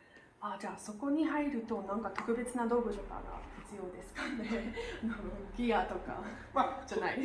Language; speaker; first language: Japanese; non-native, fluent; English